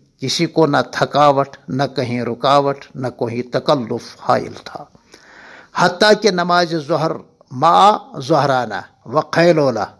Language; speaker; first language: Urdu; non-native, local second language; Kashmiri